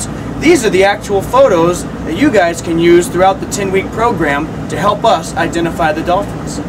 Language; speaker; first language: English; native; English